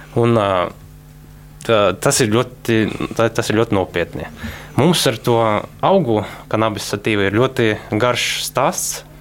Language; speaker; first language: Latvian; non-native, local second language; Russian